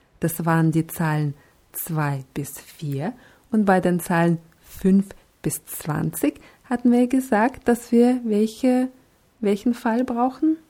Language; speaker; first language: German; non-native, fluent; Russian